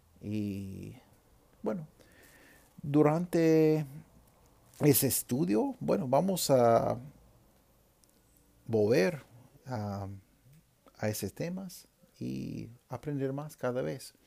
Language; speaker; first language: Spanish; non-native, fluent; English